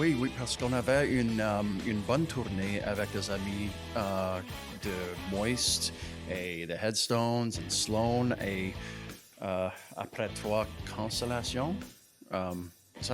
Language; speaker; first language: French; non-native, local second language; English